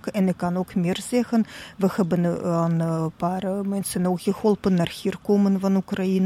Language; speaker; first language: Dutch; non-native, learner; Russian